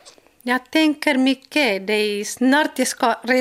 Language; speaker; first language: Swedish; non-native, learner; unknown